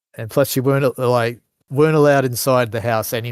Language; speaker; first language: English; native; English